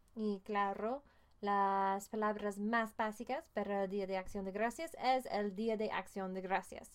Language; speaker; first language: Spanish; non-native, fluent; English